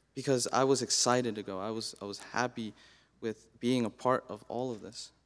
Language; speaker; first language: English; native; English